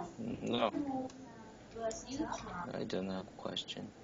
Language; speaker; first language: English; non-native, learner; Korean